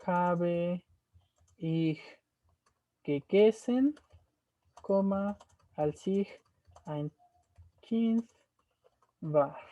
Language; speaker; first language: German; non-native, fluent; Spanish